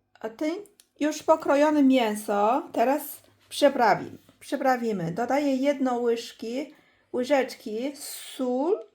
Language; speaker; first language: Polish; non-native, learner; Chinese